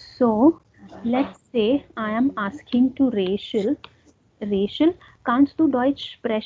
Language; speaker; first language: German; non-native, fluent; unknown